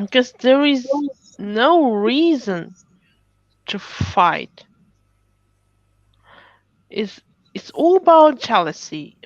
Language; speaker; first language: English; non-native, fluent; Russian